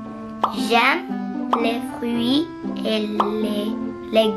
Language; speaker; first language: French; non-native, learner; Filipino